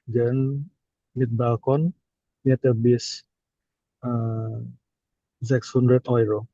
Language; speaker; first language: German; non-native, learner; Indonesian